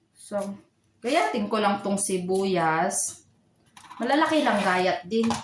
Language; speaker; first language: Filipino; native; Filipino